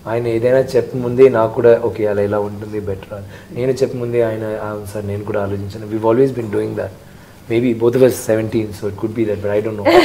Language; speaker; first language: Telugu; non-native, learner; Tamil